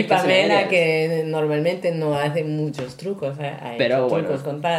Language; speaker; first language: Spanish; non-native, learner; French